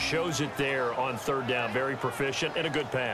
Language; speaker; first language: English; native; English